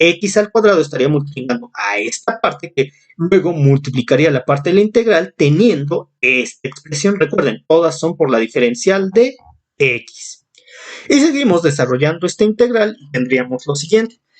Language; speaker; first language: Spanish; native; Spanish